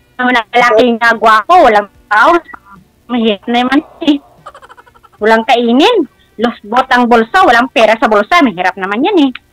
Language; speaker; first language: Filipino; non-native, local second language; Hiligaynon